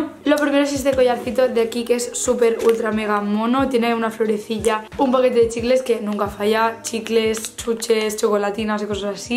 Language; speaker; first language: Spanish; native; Spanish